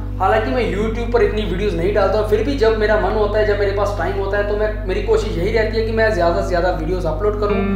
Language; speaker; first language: Hindi; non-native, local second language; Punjabi